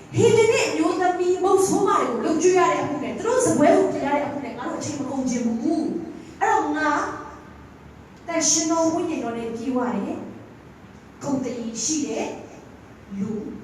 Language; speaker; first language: Burmese; non-native, local second language; Hakha Chin